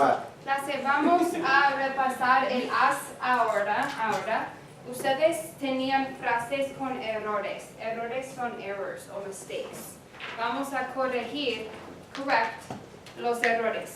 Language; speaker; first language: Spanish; non-native, fluent; English